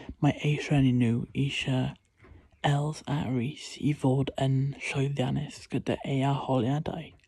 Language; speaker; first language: Welsh; non-native, local second language; English